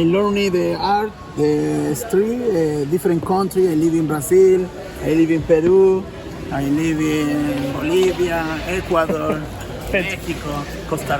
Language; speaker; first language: English; non-native, learner; Spanish